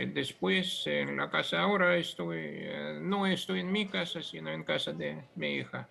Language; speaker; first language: Spanish; non-native, fluent; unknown